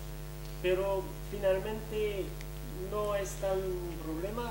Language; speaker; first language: Spanish; non-native, fluent; French